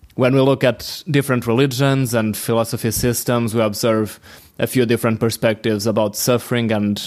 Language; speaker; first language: English; non-native, fluent; Portuguese